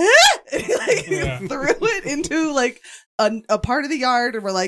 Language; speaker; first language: English; native; English